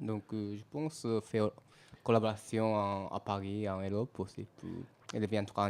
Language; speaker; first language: French; non-native, learner; Japanese